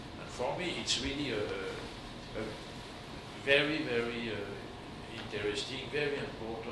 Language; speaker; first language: English; non-native, learner; French